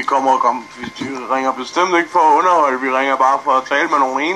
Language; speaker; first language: Danish; native; Danish